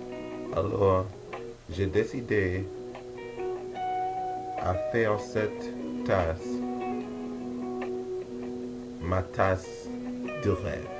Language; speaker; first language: French; non-native, learner; English